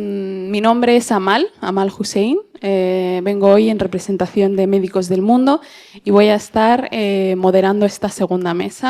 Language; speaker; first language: Spanish; native; Spanish